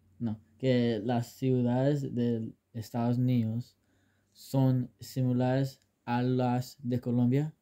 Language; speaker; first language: Spanish; early bilingual, heritage; English